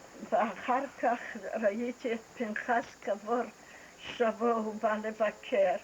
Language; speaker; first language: Hebrew; non-native, fluent; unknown